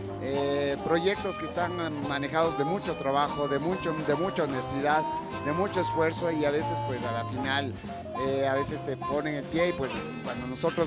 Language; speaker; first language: Spanish; native; Spanish